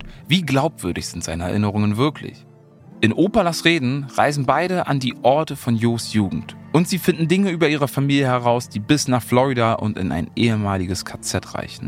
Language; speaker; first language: German; native; German